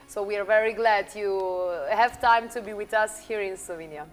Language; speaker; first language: English; non-native, fluent; Slovenian